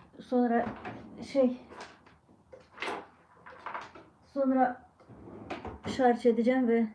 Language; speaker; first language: Turkish; non-native, fluent; Ukrainian